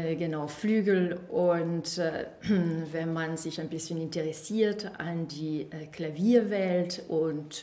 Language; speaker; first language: German; non-native, fluent; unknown